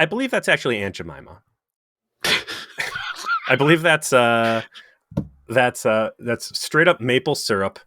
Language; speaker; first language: English; native; English